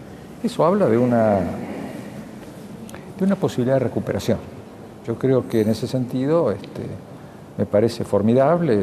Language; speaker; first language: Spanish; native; Spanish